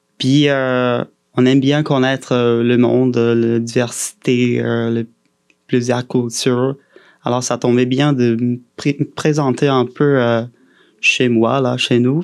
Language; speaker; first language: French; non-native, fluent; Portuguese